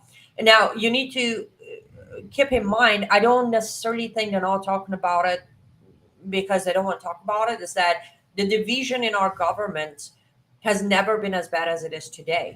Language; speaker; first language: English; non-native, fluent; Persian